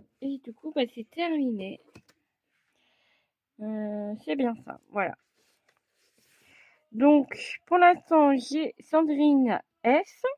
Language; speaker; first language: French; native; French